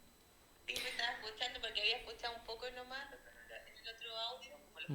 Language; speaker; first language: Spanish; native; Spanish